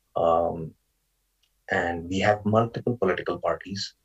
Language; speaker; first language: English; non-native, local second language; Marathi